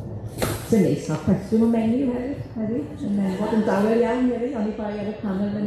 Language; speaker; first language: Welsh; native; Welsh